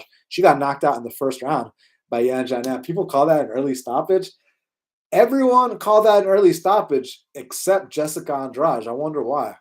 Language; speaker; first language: English; native; English